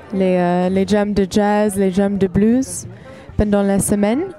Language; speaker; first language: French; non-native, fluent; English